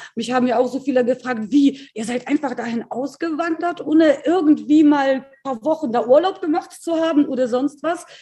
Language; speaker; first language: German; early bilingual, other home language; Polish